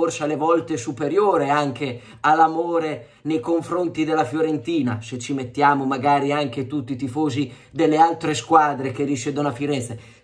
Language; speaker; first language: Italian; native; Italian